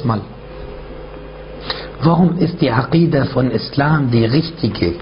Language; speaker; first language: German; non-native, fluent; Arabic